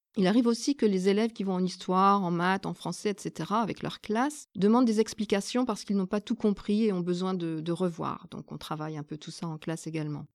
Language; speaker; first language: French; native; French